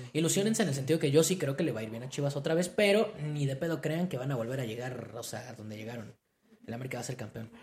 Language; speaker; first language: Spanish; native; Spanish